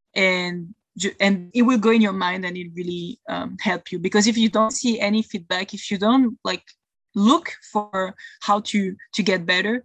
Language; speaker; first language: English; non-native, fluent; French